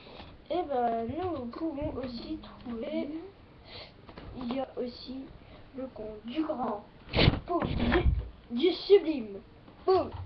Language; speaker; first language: French; native; French